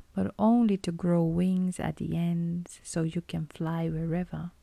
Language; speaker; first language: English; non-native, fluent; Romanian